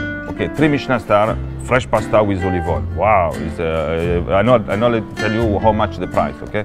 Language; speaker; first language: English; non-native, learner; Italian